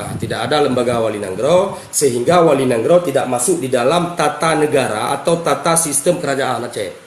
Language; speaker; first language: Malay; non-native, local second language; Achinese